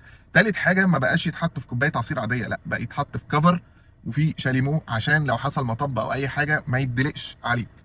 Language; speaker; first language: Arabic; native; Arabic